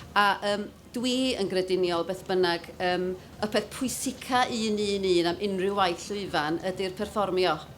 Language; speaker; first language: Welsh; native; Welsh